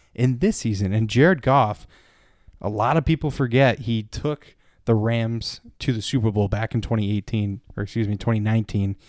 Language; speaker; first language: English; native; English